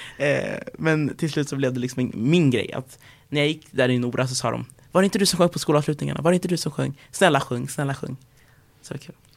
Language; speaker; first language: Swedish; early bilingual, other home language; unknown